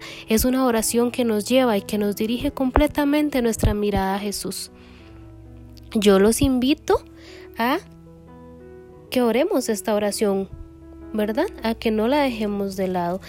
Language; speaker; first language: Spanish; native; Spanish